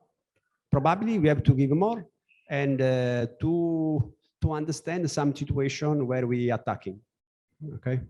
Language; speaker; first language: English; non-native, learner; Italian